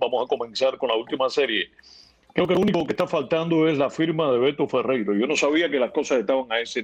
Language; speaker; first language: Spanish; native; Spanish